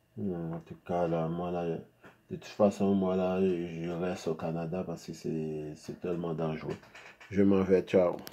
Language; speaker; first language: French; non-native, local second language; Haitian Creole